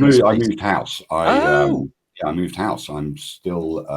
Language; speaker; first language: English; native; English